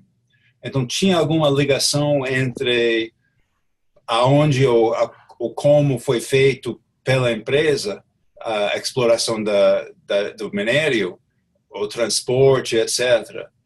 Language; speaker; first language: Portuguese; non-native, fluent; English